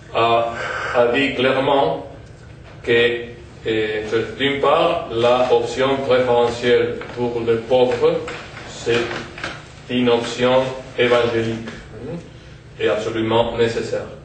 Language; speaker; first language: French; non-native, fluent; Spanish